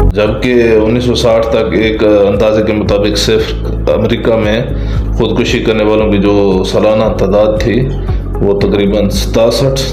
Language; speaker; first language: Urdu; native; Urdu